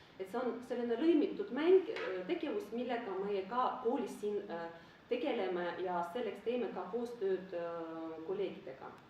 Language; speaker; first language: Estonian; non-native, local second language; Russian